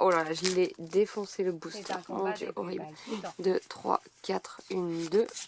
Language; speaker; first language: French; native; French